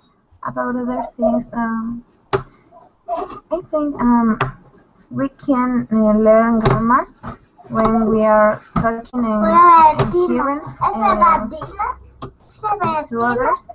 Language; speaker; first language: English; non-native, learner; Spanish